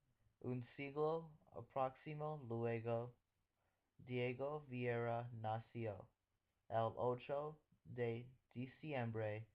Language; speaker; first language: Spanish; non-native, learner; English